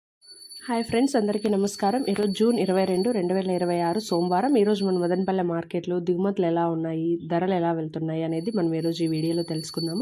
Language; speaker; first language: Telugu; native; Telugu